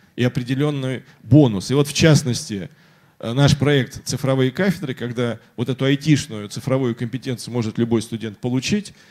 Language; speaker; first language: Russian; native; Russian